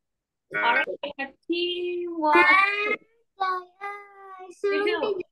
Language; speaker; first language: English; non-native, fluent; Vietnamese